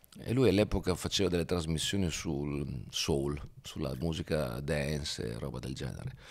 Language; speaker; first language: Italian; native; Italian